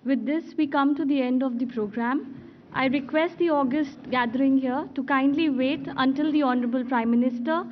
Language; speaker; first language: English; non-native, local second language; Hindi